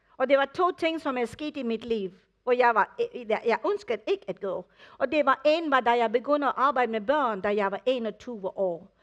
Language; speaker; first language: Danish; non-native, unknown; English